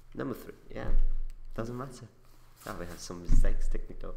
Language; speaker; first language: English; non-native, learner; Uzbek